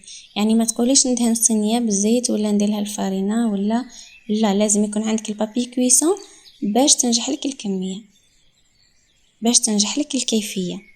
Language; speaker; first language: Arabic; native; Arabic